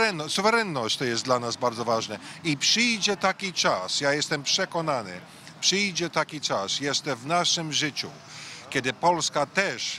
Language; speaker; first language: Polish; early bilingual, heritage; English